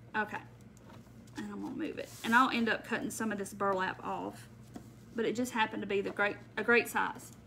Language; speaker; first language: English; native; English